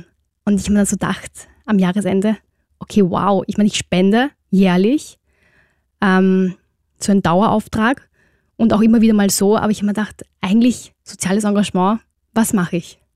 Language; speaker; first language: German; native; German